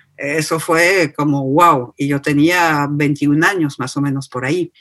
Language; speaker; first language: Spanish; non-native, fluent; French